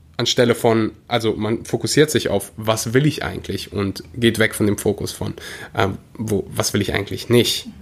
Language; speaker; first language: German; early bilingual, other home language; Russian